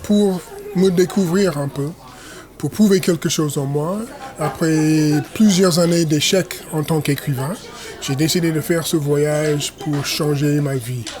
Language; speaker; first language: French; non-native, fluent; English